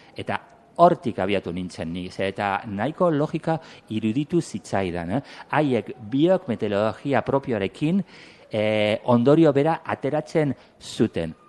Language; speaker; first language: Basque; non-native, local second language; Spanish